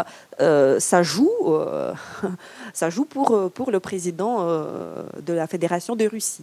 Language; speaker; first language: French; non-native, fluent; Ukrainian